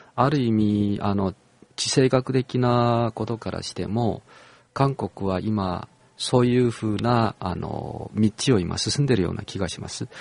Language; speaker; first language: Japanese; non-native, fluent; Korean